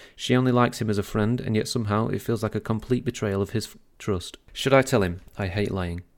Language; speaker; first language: English; native; English